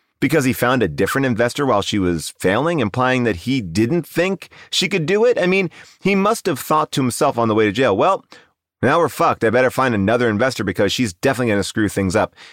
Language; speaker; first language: English; native; English